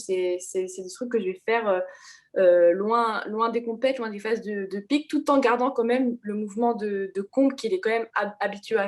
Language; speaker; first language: French; native; French